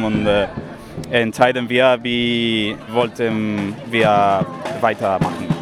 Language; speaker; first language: German; non-native, learner; Spanish